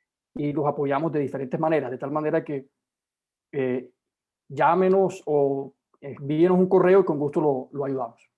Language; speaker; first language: Spanish; native; Spanish